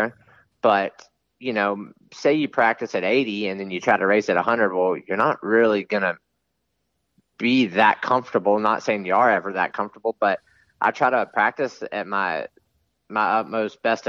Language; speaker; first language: English; native; English